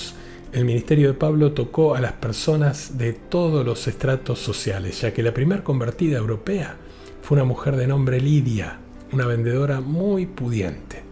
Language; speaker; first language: Spanish; native; Spanish